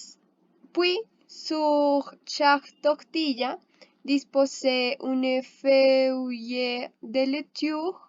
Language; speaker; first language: French; non-native, learner; Spanish